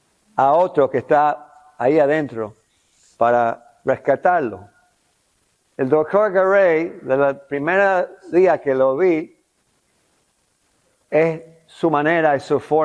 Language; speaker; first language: Spanish; non-native, local second language; English